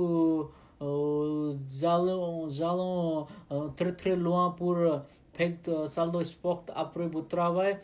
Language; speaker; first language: French; non-native, learner; Nepali